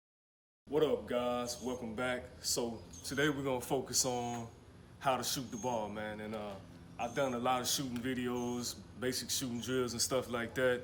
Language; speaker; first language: English; native; English